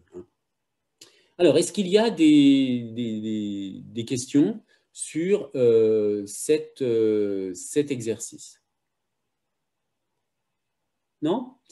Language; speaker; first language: French; native; French